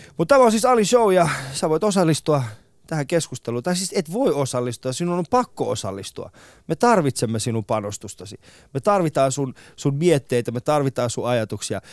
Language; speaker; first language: Finnish; early bilingual, other home language; Persian